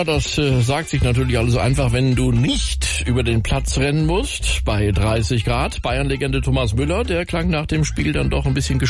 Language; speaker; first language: German; native; German